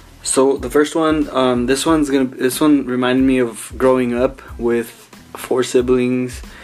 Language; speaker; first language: English; native; English